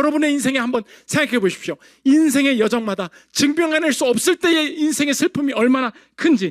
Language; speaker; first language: Korean; native; Korean